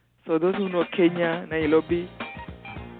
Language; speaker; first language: English; non-native, local second language; Kinyarwanda